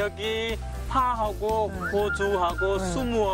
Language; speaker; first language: Korean; non-native, learner; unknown